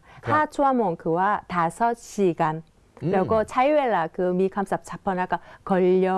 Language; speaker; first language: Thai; non-native, fluent; Korean